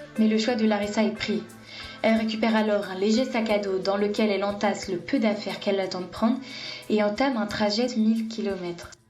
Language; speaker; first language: French; native; French